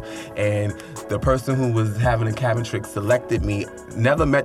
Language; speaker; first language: English; native; English